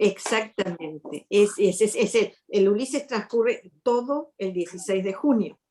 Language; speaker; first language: Spanish; native; Spanish